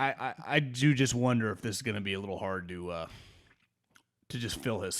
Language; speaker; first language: English; native; English